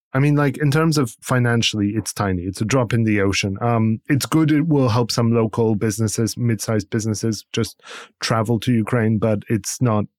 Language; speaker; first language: English; non-native, fluent; Polish